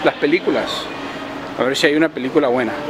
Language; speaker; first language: Spanish; early bilingual, heritage; Spanish